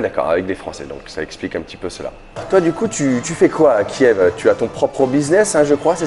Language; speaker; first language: French; native; French